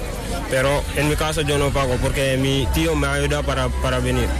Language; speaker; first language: Spanish; non-native, learner; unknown